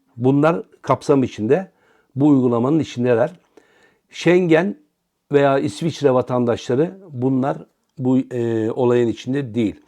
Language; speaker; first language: Turkish; native; Turkish